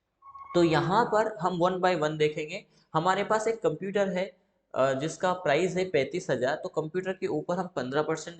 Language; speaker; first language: Hindi; native; Hindi